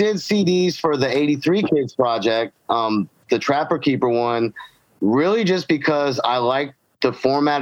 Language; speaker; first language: English; native; English